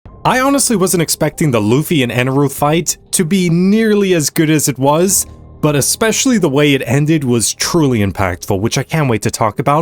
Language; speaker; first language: English; native; English